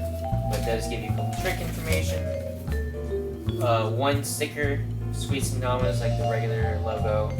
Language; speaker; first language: English; native; English